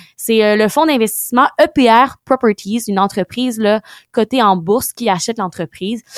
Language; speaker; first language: French; native; French